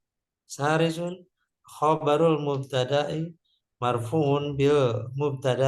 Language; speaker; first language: Arabic; non-native, learner; Indonesian